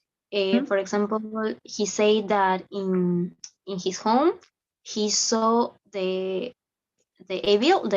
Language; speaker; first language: English; non-native, learner; Spanish